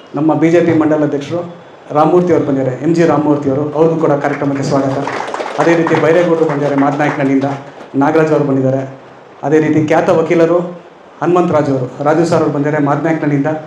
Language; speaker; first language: Kannada; native; Kannada